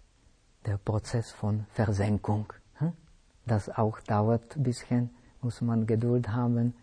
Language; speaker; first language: German; non-native, fluent; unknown